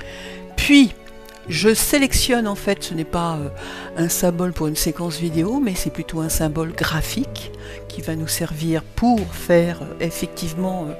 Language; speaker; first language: French; native; French